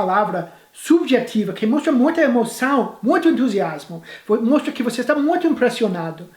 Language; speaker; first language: Portuguese; non-native, fluent; English